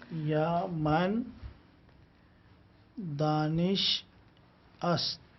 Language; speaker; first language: Persian; non-native, learner; Urdu